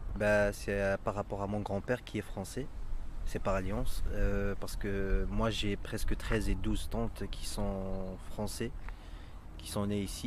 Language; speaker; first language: French; non-native, local second language; Arabic